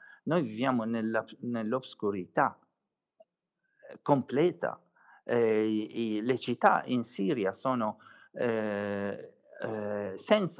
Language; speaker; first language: Italian; non-native, fluent; Arabic